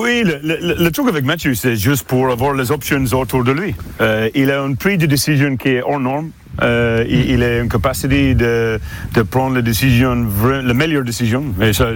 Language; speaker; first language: French; non-native, fluent; English